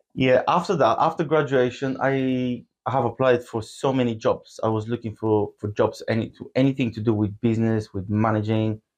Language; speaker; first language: English; non-native, fluent; Bulgarian